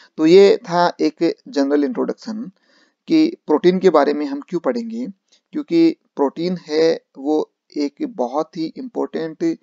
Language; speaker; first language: Hindi; native; Hindi